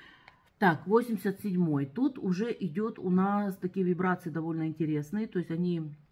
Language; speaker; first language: Russian; native; Russian